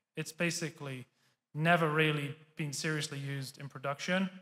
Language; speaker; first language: English; native; English